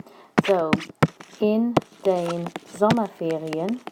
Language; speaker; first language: German; non-native, fluent; English